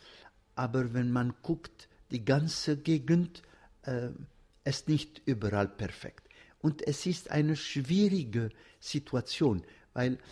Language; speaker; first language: German; non-native, fluent; Arabic